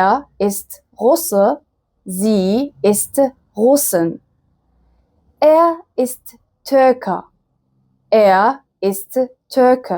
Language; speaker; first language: German; non-native, fluent; Arabic